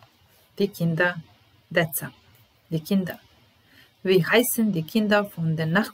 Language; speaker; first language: German; non-native, fluent; Serbian